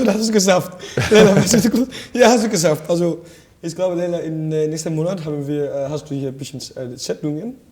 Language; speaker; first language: German; non-native, fluent; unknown